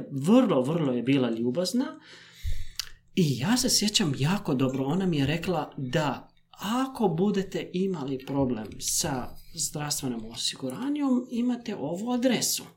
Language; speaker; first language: Croatian; non-native, fluent; Arabic